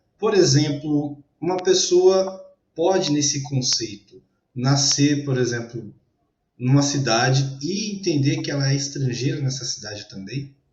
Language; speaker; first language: Portuguese; native; Portuguese